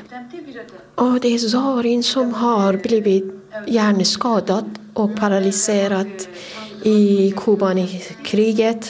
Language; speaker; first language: Swedish; non-native, fluent; Kurdish